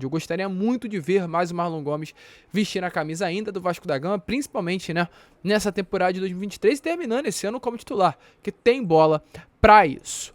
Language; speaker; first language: Portuguese; native; Portuguese